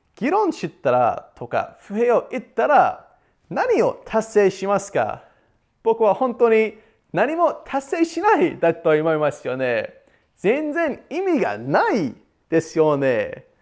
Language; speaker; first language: Japanese; non-native, learner; English